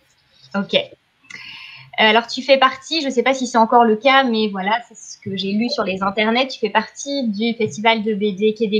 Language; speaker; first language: French; native; French